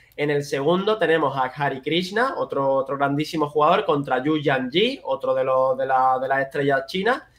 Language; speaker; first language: Spanish; native; Spanish